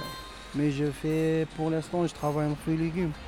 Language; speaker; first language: French; non-native, local second language; Arabic